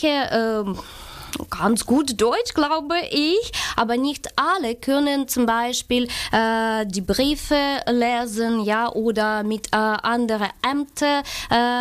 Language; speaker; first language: German; non-native, learner; Ukrainian